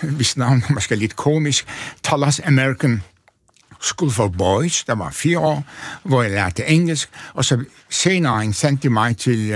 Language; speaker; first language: Danish; non-native, fluent; Turkish